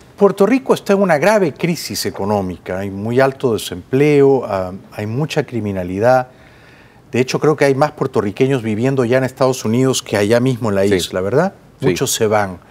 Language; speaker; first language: Spanish; native; Spanish